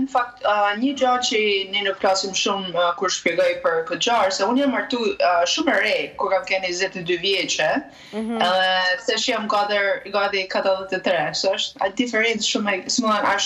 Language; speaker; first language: Albanian; native; Albanian